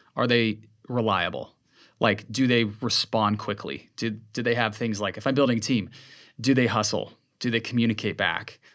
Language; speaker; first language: English; native; English